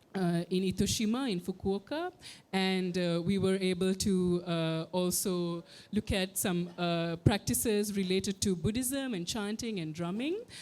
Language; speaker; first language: English; non-native, fluent; Sinhala